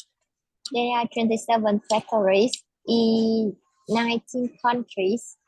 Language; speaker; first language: English; non-native, learner; Vietnamese